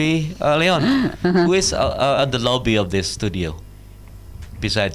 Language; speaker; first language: English; non-native, learner; Indonesian